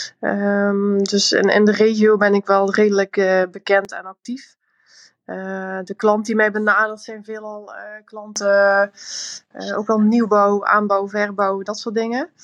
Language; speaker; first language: Dutch; native; Dutch